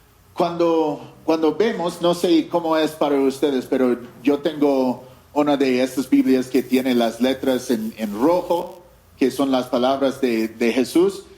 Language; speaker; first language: Spanish; non-native, fluent; English